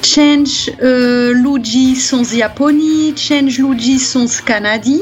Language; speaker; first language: Polish; non-native, learner; French